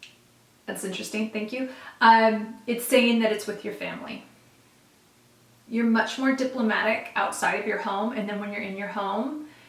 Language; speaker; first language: English; native; English